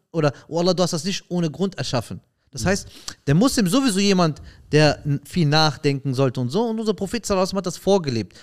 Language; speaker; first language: German; early bilingual, other home language; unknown